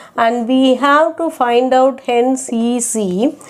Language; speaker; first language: English; non-native, local second language; Tamil